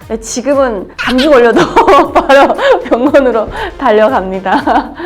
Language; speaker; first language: Korean; native; Korean